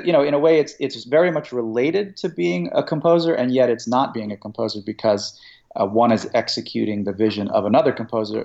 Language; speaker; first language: English; native; English